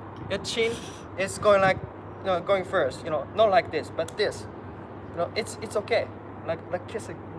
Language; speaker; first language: English; non-native, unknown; Japanese